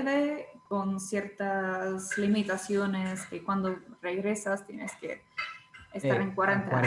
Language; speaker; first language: Spanish; non-native, fluent; Czech